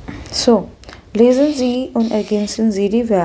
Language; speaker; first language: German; non-native, fluent; Hindi